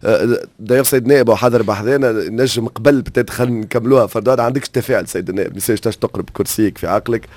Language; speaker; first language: Arabic; native; Arabic